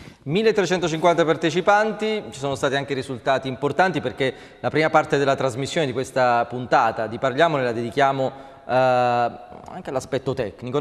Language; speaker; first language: Italian; native; Italian